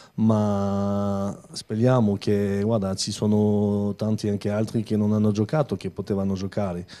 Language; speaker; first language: Italian; non-native, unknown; French